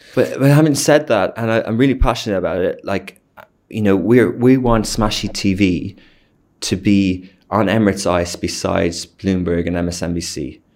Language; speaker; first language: English; native; English